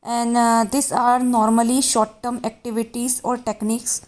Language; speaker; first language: English; non-native, local second language; Hindi